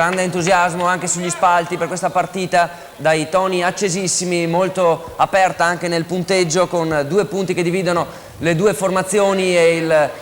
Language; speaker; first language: Italian; native; Italian